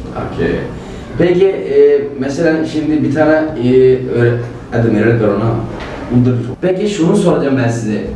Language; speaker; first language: Turkish; non-native, fluent; Urdu